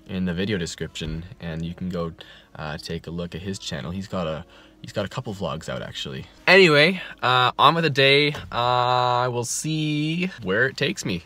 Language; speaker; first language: English; native; English